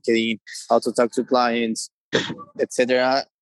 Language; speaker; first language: English; non-native, fluent; Spanish